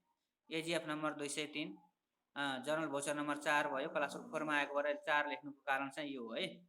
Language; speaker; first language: Nepali; native; Nepali